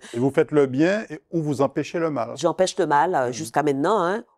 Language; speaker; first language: French; native; French